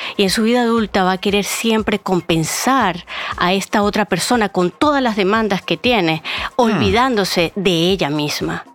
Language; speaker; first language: Spanish; native; Spanish